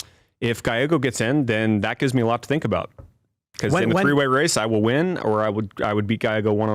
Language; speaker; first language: English; native; English